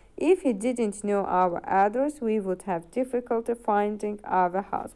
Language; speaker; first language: English; non-native, fluent; Azerbaijani